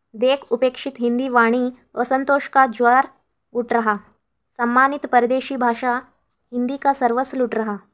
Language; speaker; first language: Hindi; non-native, local second language; Kannada